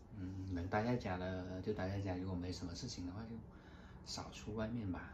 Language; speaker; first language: Chinese; native; Chinese